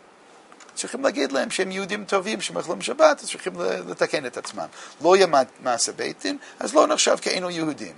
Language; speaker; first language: Hebrew; non-native, fluent; English